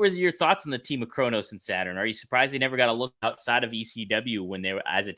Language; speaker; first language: English; native; English